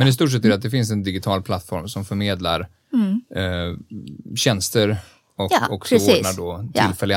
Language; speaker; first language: Swedish; native; Swedish